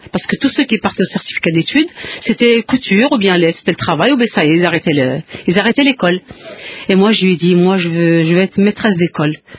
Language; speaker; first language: French; non-native, local second language; Kabyle